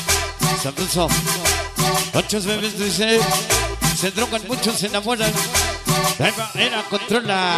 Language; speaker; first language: Spanish; native; Spanish